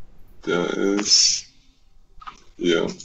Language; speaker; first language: German; native; German